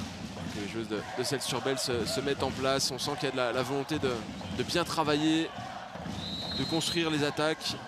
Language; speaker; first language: French; native; French